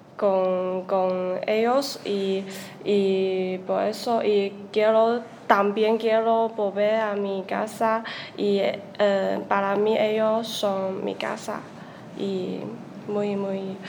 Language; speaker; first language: Spanish; non-native, learner; Chinese